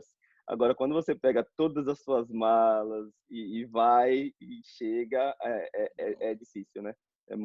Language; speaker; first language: Portuguese; native; Portuguese